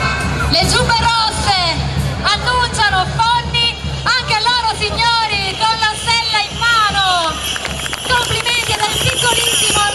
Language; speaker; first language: Italian; native; Italian